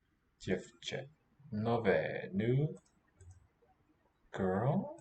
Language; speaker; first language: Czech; non-native, learner; English